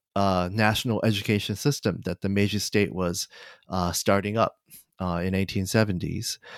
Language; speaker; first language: English; non-native, fluent; Japanese